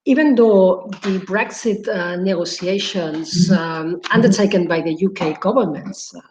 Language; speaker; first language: English; non-native, fluent; Catalan